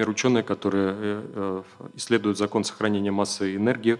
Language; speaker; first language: Russian; native; Russian